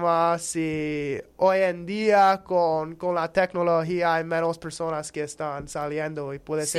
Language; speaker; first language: Spanish; non-native, learner; English